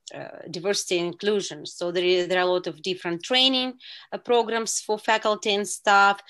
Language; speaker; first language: English; non-native, fluent; Uzbek